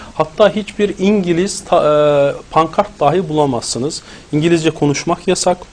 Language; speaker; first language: Turkish; native; Turkish